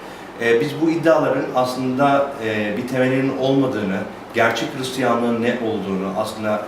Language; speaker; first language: Turkish; native; Turkish